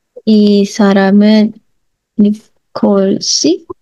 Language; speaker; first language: Korean; non-native, learner; Filipino